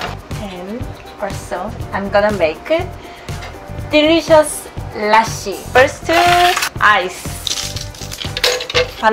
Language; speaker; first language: English; non-native, learner; Korean